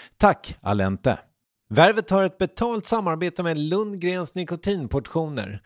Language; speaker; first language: Swedish; native; Swedish